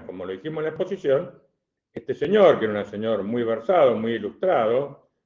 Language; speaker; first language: Spanish; native; Spanish